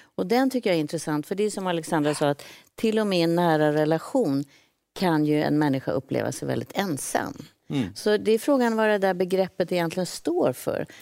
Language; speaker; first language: Swedish; native; Swedish